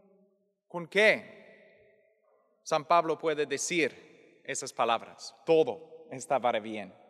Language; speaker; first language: Spanish; non-native, fluent; English